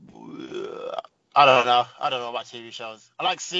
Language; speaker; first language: English; native; English